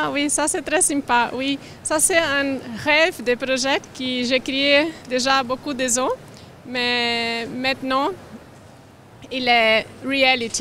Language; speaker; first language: French; non-native, learner; Portuguese